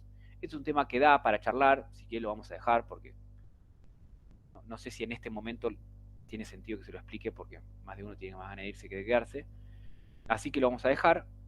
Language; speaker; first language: Spanish; native; Spanish